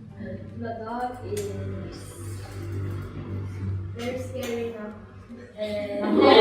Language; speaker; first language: English; non-native, learner; Chinese